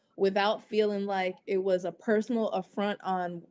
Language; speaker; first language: English; native; English